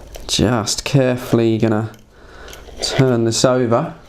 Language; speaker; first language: English; native; English